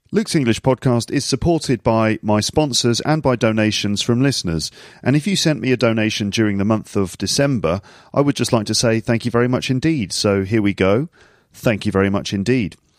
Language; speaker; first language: English; native; English